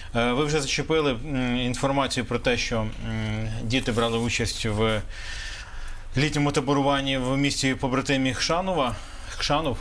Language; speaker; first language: Ukrainian; native; Ukrainian